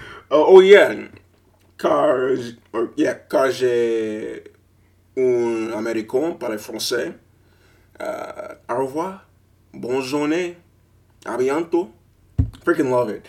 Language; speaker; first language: French; non-native, learner; English